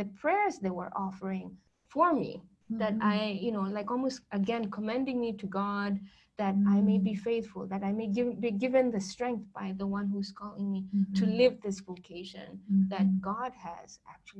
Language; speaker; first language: English; non-native, local second language; Kikuyu